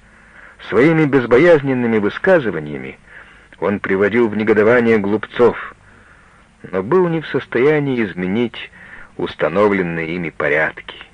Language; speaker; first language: Russian; native; Russian